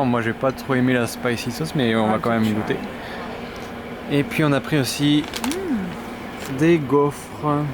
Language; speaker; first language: French; native; French